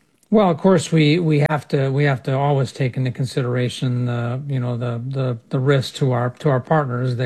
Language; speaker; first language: English; native; English